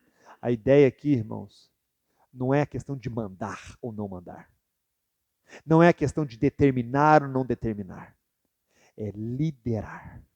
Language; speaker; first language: Portuguese; native; Portuguese